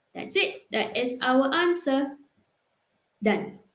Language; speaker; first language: English; non-native, local second language; Malay